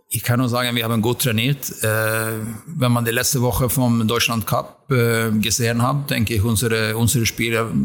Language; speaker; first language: German; non-native, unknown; Swedish